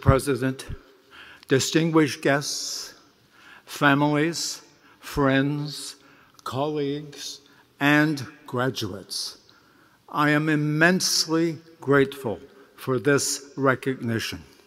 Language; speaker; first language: English; native; English